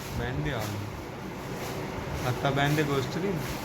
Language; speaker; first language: Turkish; non-native, learner; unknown